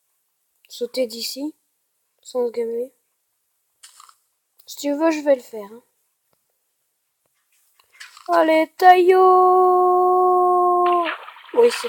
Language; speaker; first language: French; native; French